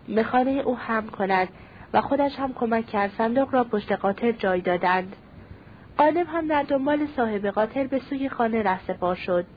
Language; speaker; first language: Persian; native; Persian